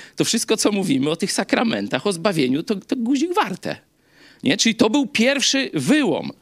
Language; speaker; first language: Polish; native; Polish